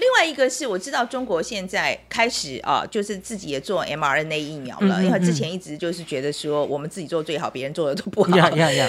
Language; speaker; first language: Chinese; native; Chinese